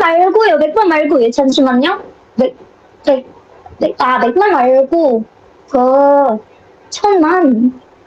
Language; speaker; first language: Korean; non-native, learner; Indonesian